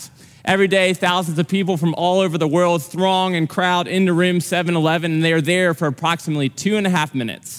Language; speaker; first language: English; native; English